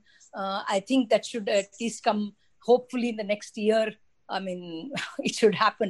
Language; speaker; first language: English; non-native, local second language; Tamil